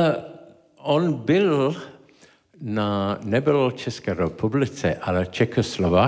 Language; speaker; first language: Czech; non-native, learner; English